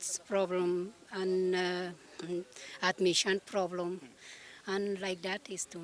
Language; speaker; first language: English; non-native, learner; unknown